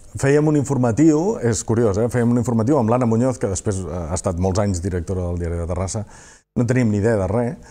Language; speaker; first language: Catalan; native; Catalan